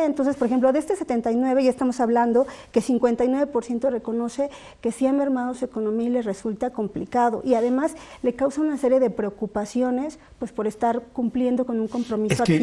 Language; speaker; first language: Spanish; native; Spanish